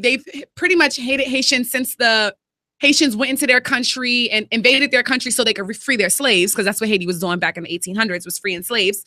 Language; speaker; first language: English; native; English